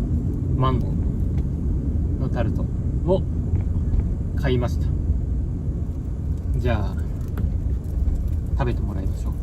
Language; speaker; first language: Japanese; native; Japanese